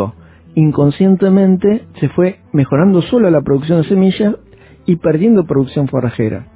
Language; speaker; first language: Spanish; native; Spanish